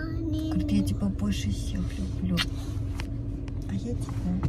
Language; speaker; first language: Russian; native; Russian